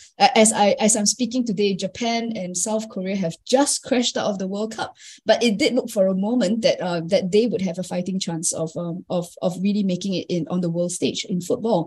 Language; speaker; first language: English; native; English